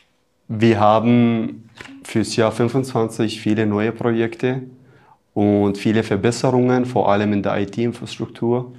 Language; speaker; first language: German; non-native, fluent; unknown